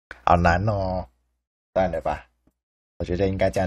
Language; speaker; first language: Chinese; native; Chinese